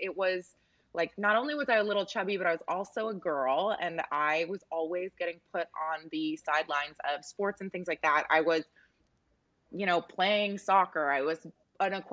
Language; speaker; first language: English; native; English